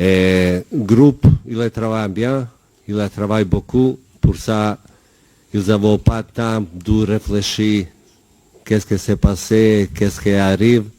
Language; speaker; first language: French; non-native, learner; Bosnian